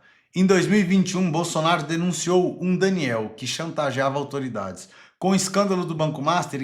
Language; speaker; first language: Portuguese; native; Portuguese